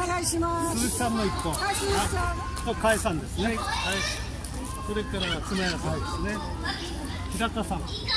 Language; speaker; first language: Japanese; native; Japanese